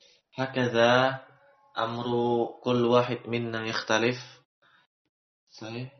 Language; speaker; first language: Arabic; non-native, fluent; Indonesian